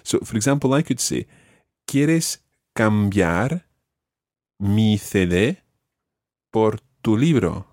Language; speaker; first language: Spanish; non-native, fluent; English